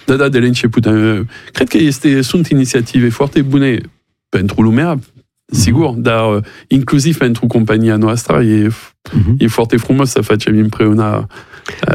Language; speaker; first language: Romanian; non-native, learner; French